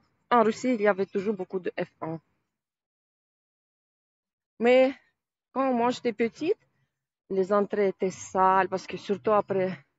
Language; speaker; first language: French; non-native, fluent; Russian